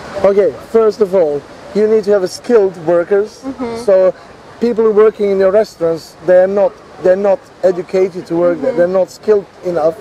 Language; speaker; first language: English; non-native, fluent; Serbian